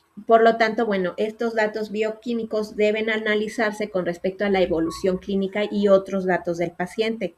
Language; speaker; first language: Spanish; native; Spanish